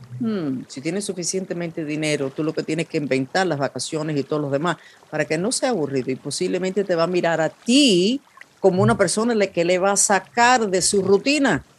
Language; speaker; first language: Spanish; non-native, fluent; English